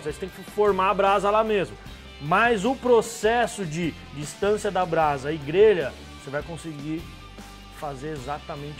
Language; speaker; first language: Portuguese; native; Portuguese